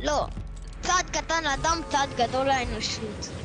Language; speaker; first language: Hebrew; native; Hebrew